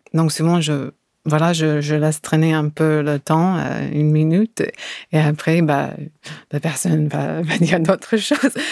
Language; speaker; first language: French; non-native, fluent; English